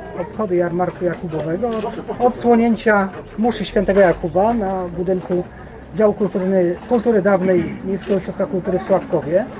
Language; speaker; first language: Polish; native; Polish